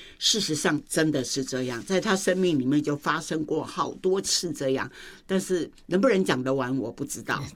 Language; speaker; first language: Chinese; native; Chinese